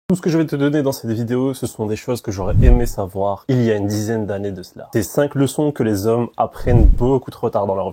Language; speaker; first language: French; native; French